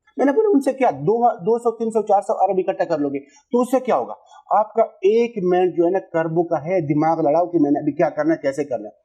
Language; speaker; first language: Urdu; non-native, local second language; Pashto